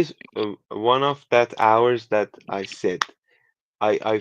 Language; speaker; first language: English; non-native, learner; Persian